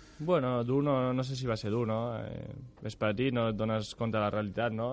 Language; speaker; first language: Catalan; non-native, local second language; Spanish